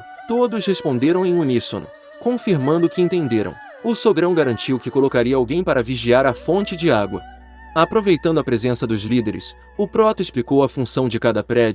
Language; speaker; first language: Portuguese; native; Portuguese